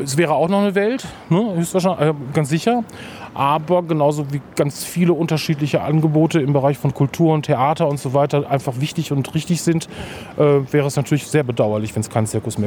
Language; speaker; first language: German; native; German